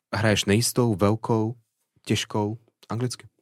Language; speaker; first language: Czech; early bilingual, other home language; Russian